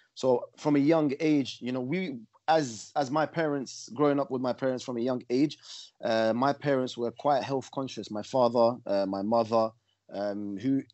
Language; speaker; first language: English; native; English